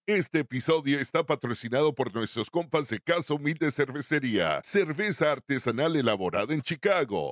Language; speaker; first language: Spanish; early bilingual, heritage; Spanish